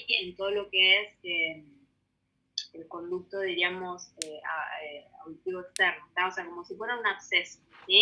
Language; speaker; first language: Spanish; native; Spanish